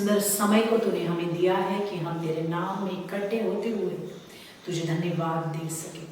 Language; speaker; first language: Hindi; native; Hindi